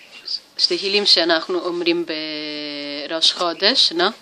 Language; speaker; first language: Hebrew; non-native, learner; Italian